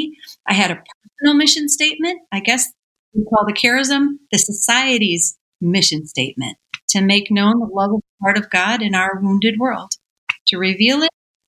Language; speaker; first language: English; native; English